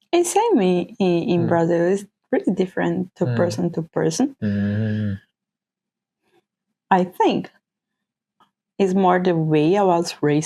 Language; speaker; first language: English; non-native, fluent; Portuguese